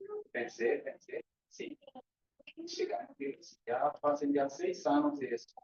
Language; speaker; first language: Portuguese; non-native, learner; Spanish